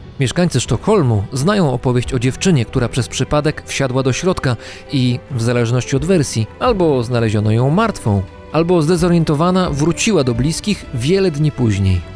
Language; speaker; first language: Polish; native; Polish